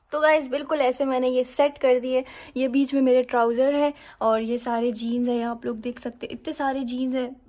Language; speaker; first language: Urdu; native; Urdu